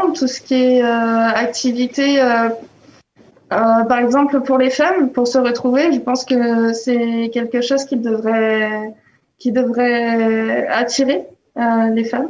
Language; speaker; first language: French; native; French